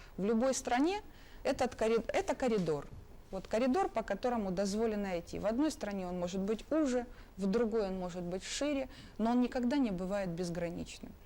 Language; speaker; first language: Russian; native; Russian